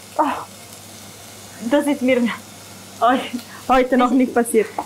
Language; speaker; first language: German; non-native, fluent; Italian